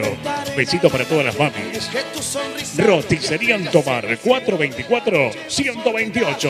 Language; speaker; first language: Spanish; native; Spanish